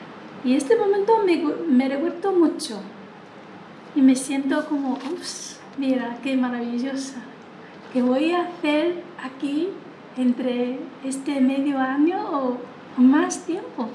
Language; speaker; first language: Spanish; non-native, learner; Chinese